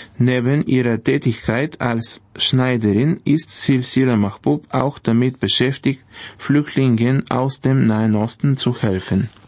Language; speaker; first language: German; non-native, fluent; Bulgarian